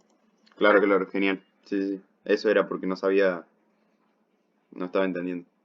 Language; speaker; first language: Spanish; native; Spanish